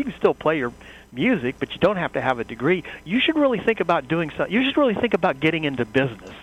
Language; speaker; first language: English; native; English